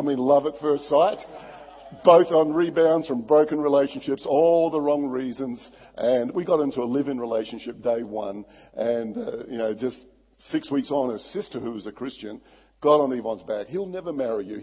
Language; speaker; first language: English; native; English